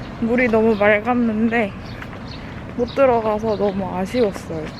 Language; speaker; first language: Korean; native; Korean